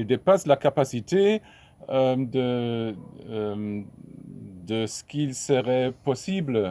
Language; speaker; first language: French; non-native, fluent; German